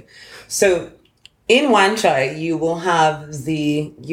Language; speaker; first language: English; non-native, local second language; Yoruba